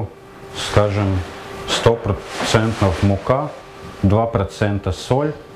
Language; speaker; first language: Russian; non-native, local second language; Latvian